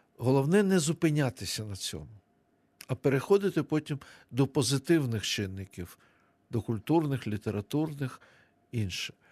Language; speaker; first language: Ukrainian; non-native, local second language; Russian